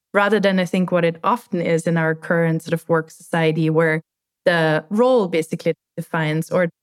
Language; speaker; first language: English; non-native, fluent; German